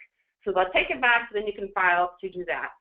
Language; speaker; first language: English; native; English